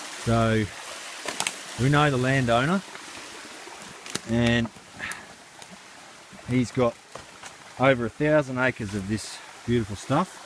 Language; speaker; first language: English; native; English